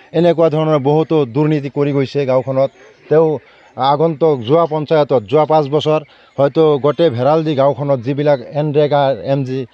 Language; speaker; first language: Assamese; non-native, local second language; Bangla